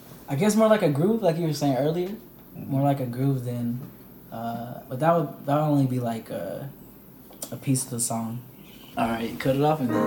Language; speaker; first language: English; native; English